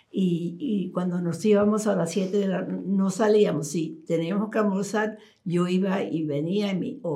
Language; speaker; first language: Spanish; early bilingual, heritage; Spanish